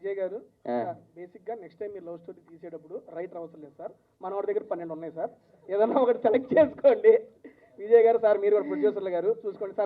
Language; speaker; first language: Telugu; native; Telugu